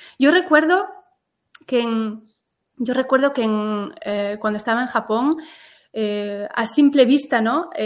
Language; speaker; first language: Spanish; native; Spanish